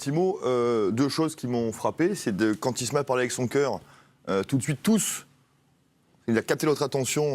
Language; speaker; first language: French; native; French